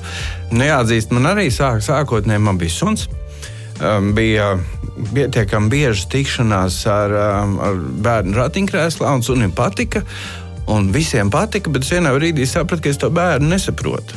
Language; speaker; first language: Latvian; native; Latvian